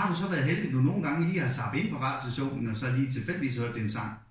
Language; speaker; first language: Danish; native; Danish